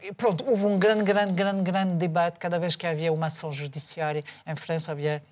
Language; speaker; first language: Portuguese; non-native, fluent; French